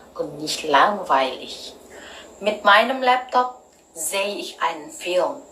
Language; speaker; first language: German; non-native, learner; Indonesian